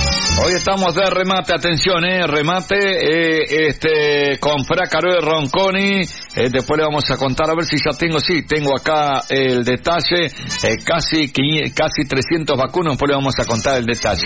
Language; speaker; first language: Spanish; native; Spanish